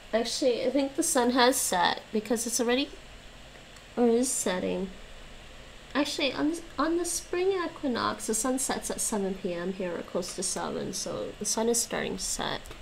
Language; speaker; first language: English; native; English